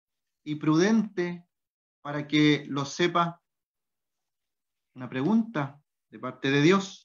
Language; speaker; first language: Spanish; native; Spanish